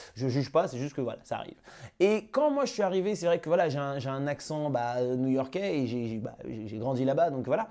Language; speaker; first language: French; native; French